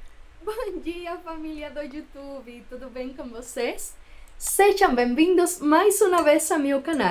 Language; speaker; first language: Portuguese; non-native, fluent; Spanish